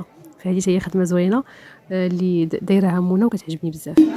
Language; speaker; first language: Arabic; native; Arabic